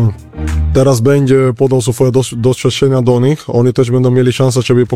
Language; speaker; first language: Polish; non-native, learner; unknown